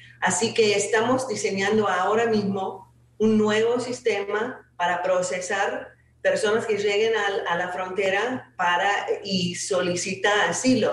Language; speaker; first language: Spanish; non-native, fluent; English